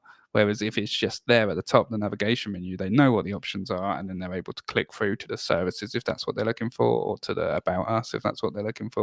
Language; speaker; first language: English; native; English